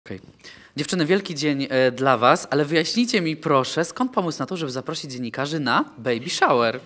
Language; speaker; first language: Polish; native; Polish